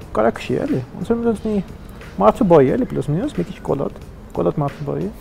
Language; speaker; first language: Armenian; early bilingual, heritage; Armenian